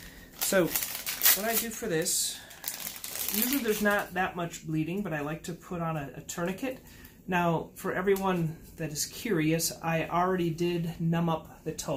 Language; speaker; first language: English; native; English